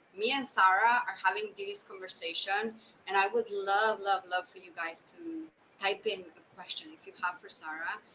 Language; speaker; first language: English; non-native, fluent; Slovenian